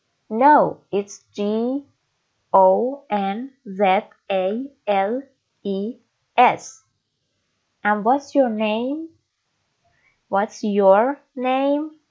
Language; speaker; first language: English; non-native, fluent; Persian